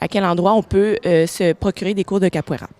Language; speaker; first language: French; native; French